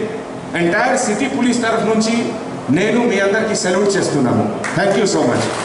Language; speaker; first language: Telugu; non-native, fluent; Hindi